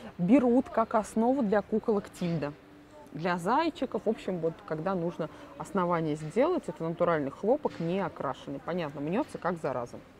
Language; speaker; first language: Russian; native; Russian